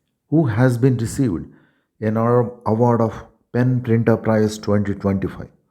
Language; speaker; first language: English; non-native, local second language; Telugu